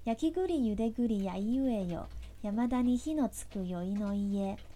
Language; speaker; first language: Japanese; non-native, fluent; Chinese